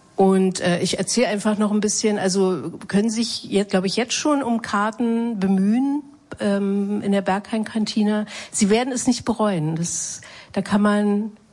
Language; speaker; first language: German; native; German